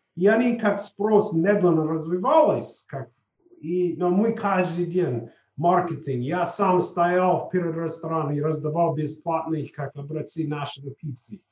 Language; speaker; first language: Russian; non-native, fluent; English